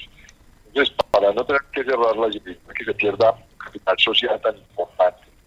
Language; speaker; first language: Spanish; native; Spanish